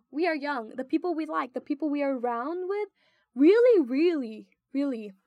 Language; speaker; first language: English; non-native, local second language; Filipino